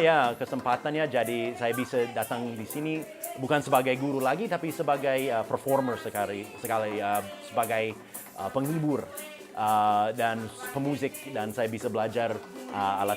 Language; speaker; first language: Indonesian; non-native, fluent; English